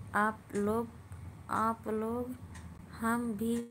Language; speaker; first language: Hindi; native; Hindi